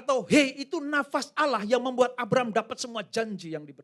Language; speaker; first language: Indonesian; native; Indonesian